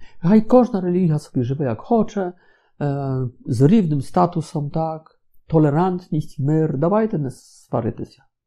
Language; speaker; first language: Ukrainian; non-native, fluent; Polish